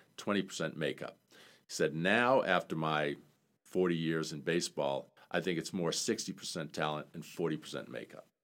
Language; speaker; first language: English; native; English